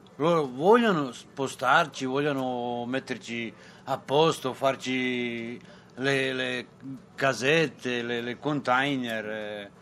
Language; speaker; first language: Italian; non-native, fluent; Serbian